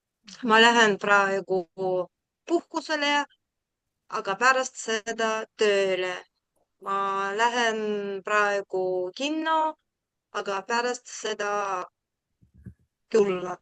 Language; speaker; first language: Estonian; non-native, learner; Russian